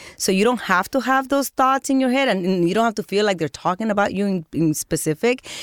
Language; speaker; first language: English; early bilingual, other home language; Spanish